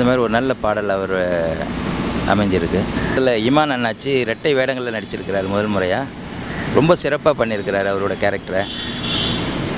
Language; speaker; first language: Tamil; native; Tamil